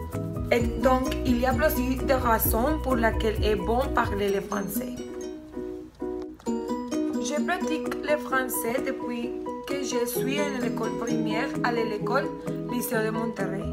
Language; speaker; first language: French; non-native, learner; Spanish